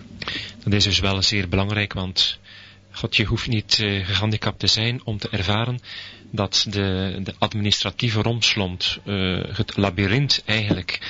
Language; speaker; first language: Dutch; native; Dutch